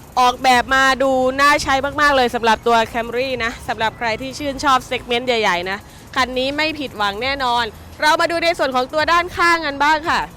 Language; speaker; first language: Thai; native; Thai